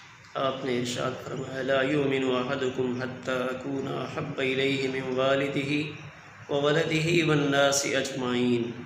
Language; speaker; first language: Urdu; native; Urdu